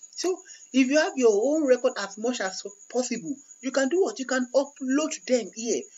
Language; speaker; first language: English; non-native, local second language; Yoruba